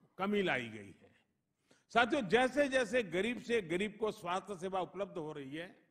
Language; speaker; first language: Hindi; non-native, local second language; Gujarati